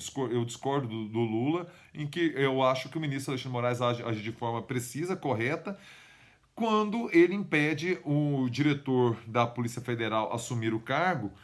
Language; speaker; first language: Portuguese; native; Portuguese